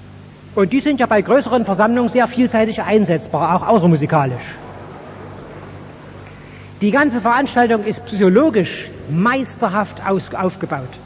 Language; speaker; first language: German; native; German